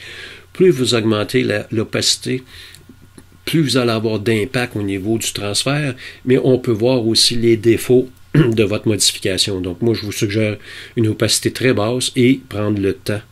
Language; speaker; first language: French; native; French